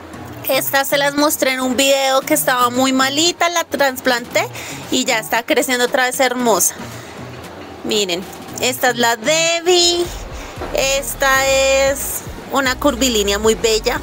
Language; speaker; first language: Spanish; native; Spanish